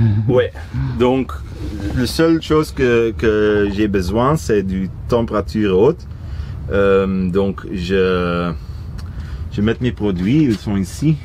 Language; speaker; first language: French; non-native, local second language; Dutch